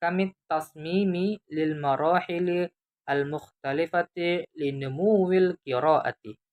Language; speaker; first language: Arabic; non-native, fluent; Indonesian